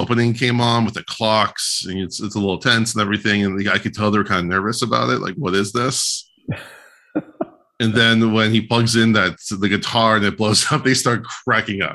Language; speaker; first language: English; native; English